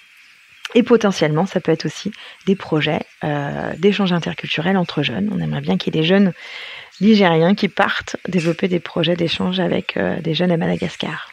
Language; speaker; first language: French; native; French